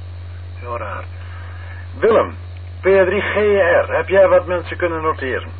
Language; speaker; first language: Dutch; native; Dutch